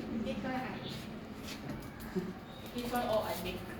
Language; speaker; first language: English; non-native, local second language; Chinese